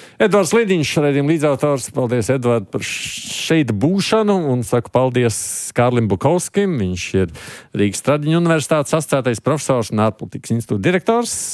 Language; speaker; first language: Latvian; native; Latvian